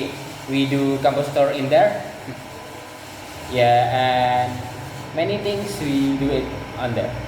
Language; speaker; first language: English; non-native, learner; Indonesian